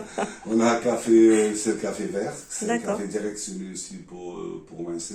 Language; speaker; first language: French; non-native, learner; Portuguese